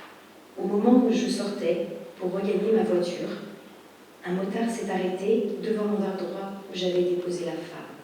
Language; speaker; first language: French; native; French